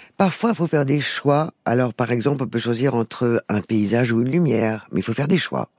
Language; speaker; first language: French; native; French